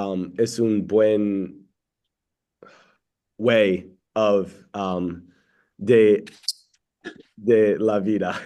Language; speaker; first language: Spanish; non-native, learner; English